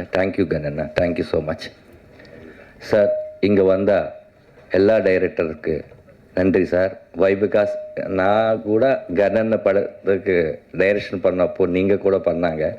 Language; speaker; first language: Tamil; non-native, learner; Telugu